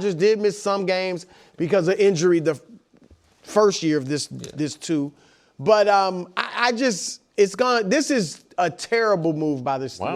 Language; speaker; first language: English; native; English